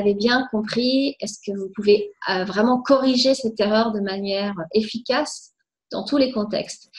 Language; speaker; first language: French; native; French